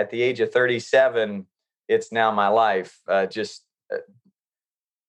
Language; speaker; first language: English; native; English